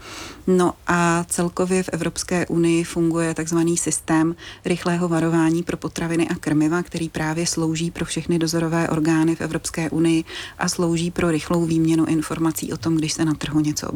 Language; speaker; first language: Czech; native; Czech